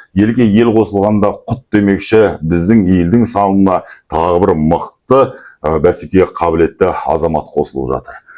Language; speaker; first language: Kazakh; native; Kazakh